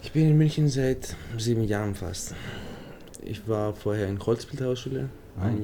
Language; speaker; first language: German; non-native, fluent; Greek